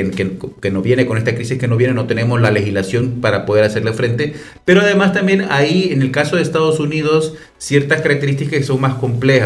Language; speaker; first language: Spanish; native; Spanish